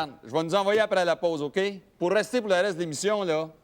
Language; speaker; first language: French; native; French